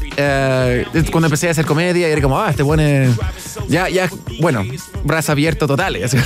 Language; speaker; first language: Spanish; non-native, fluent; English